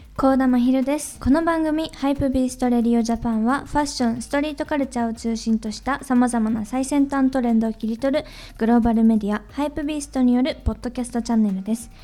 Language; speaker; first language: Japanese; native; Japanese